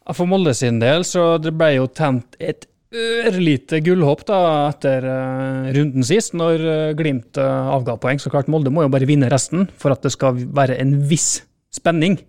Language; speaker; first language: Norwegian; native; Norwegian